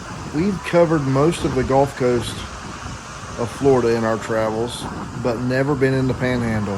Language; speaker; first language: English; native; English